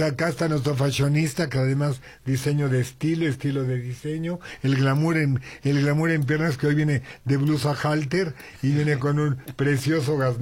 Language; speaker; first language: Spanish; native; Spanish